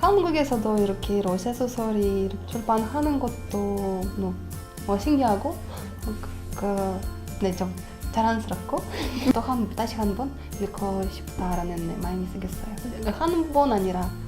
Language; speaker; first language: Korean; non-native, fluent; Russian